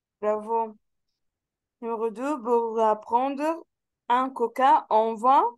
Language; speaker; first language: French; non-native, fluent; Arabic